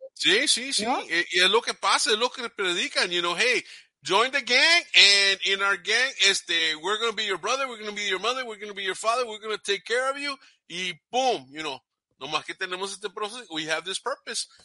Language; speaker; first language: Spanish; early bilingual, heritage; Spanish